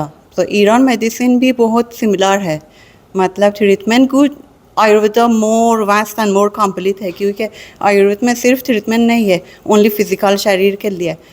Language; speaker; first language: Hindi; non-native, learner; Persian